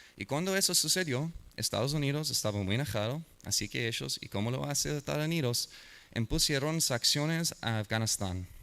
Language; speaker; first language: Spanish; non-native, learner; English